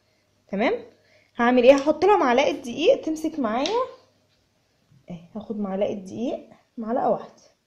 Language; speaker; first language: Arabic; native; Arabic